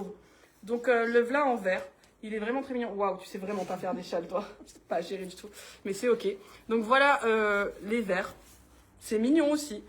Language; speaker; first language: French; native; French